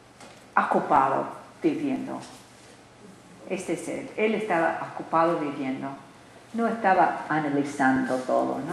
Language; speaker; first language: Spanish; non-native, learner; English